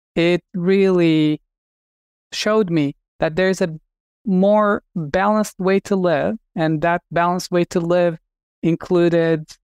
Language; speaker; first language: English; non-native, fluent; Turkish